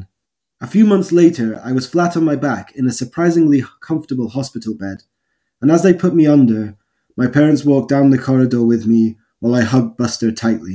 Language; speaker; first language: English; native; English